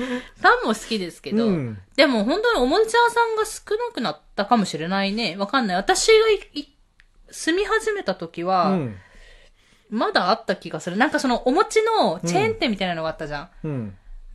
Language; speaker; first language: Japanese; native; Japanese